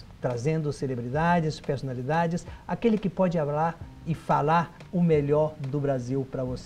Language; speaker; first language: Portuguese; native; Portuguese